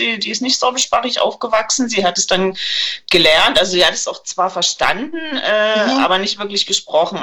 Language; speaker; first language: German; native; German